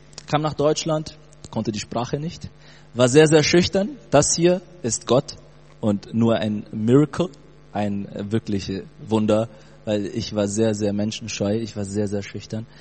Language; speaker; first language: German; early bilingual, other home language; Portuguese